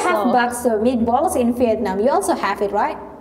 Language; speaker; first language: English; non-native, learner; Indonesian